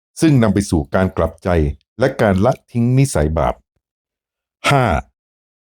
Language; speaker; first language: Thai; native; Thai